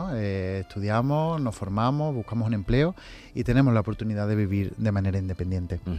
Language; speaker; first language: Spanish; native; Spanish